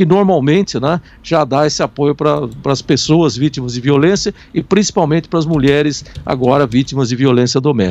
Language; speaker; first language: Portuguese; native; Portuguese